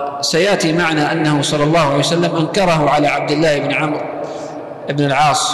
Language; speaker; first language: Arabic; native; Arabic